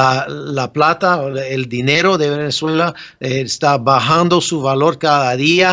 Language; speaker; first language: Spanish; non-native, fluent; English